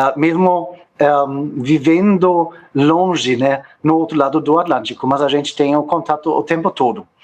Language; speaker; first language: Portuguese; non-native, fluent; German